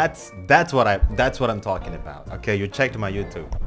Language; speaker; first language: English; non-native, fluent; Indonesian